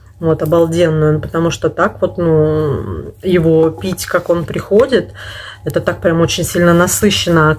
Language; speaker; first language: Russian; native; Russian